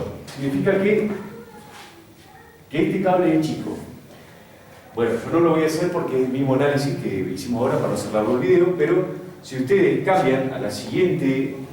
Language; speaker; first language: Spanish; native; Spanish